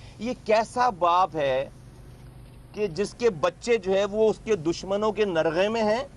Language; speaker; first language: Urdu; native; Urdu